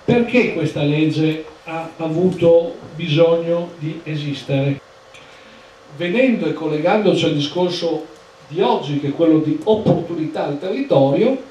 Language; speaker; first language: Italian; native; Italian